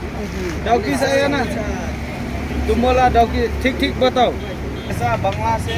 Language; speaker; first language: Hindi; non-native, local second language; Khasi